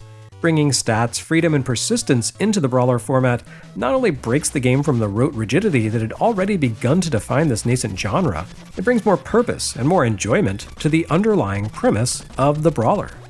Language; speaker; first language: English; native; English